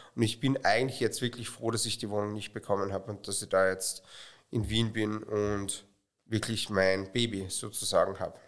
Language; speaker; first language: German; native; German